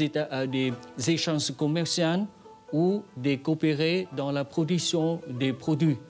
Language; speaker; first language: French; non-native, fluent; Vietnamese